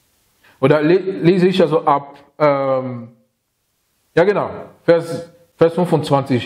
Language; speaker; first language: German; non-native, fluent; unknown